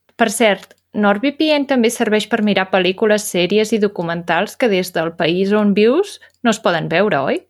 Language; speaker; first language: Catalan; native; Catalan